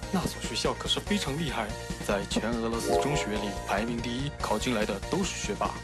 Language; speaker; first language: Chinese; native; Chinese